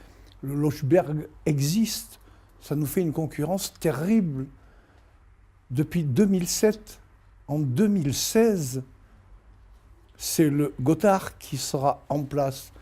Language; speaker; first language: French; native; French